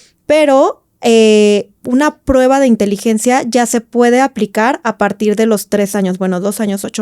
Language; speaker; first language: Spanish; native; Spanish